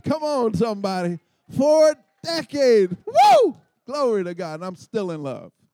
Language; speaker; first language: English; native; English